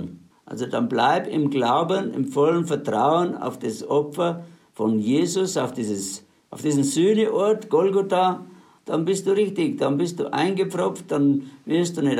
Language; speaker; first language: German; native; German